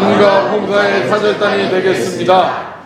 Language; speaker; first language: Korean; native; Korean